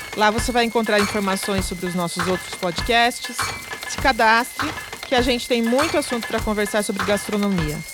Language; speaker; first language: Portuguese; native; Portuguese